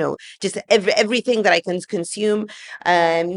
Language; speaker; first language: English; native; English